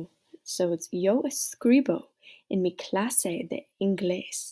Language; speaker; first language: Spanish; non-native, learner; English